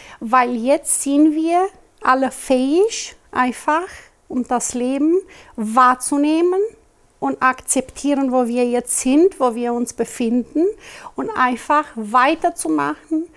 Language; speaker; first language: German; non-native, local second language; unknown